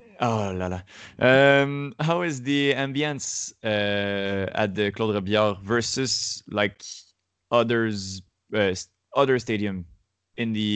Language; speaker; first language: English; non-native, learner; French